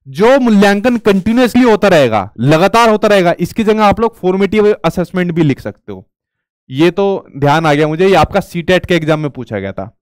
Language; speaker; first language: Hindi; native; Hindi